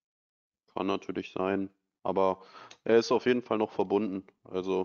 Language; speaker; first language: German; native; German